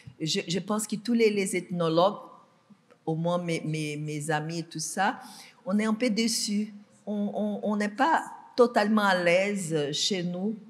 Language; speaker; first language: French; non-native, fluent; Portuguese